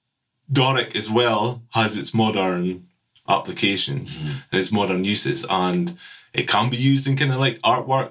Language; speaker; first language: English; native; English